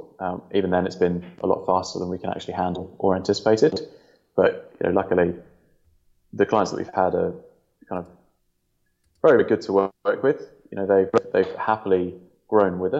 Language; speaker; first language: English; native; English